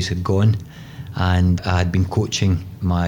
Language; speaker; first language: English; native; English